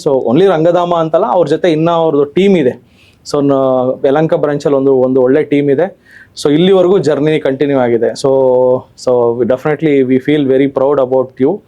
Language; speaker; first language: Kannada; native; Kannada